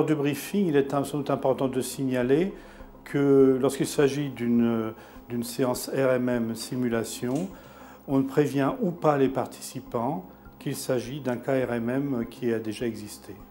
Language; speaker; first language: French; native; French